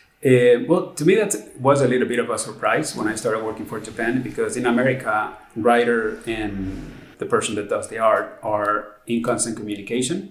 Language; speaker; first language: English; non-native, fluent; Spanish